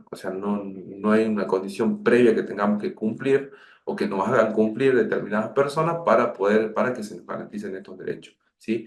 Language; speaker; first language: Spanish; native; Spanish